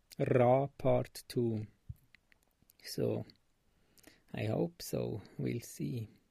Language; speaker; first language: English; non-native, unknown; Swiss German